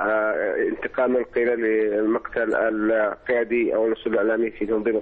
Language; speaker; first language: Arabic; native; Arabic